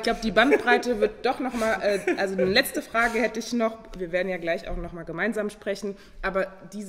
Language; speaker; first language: German; native; German